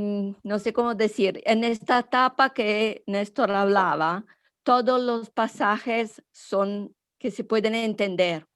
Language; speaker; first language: Spanish; non-native, fluent; Italian